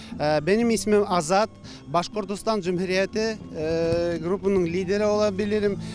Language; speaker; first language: Turkish; non-native, learner; Bashkir